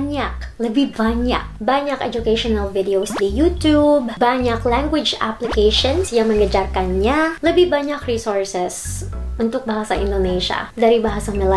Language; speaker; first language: Indonesian; non-native, fluent; Filipino